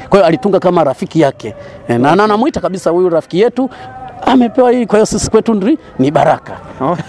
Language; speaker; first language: Swahili; native; Swahili